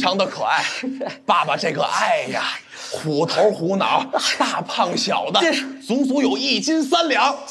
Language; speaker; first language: Chinese; native; Chinese